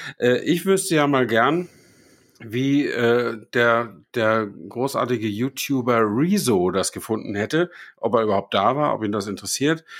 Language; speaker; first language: German; native; German